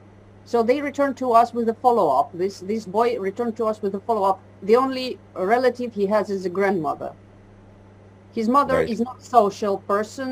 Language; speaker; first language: English; non-native, fluent; Ukrainian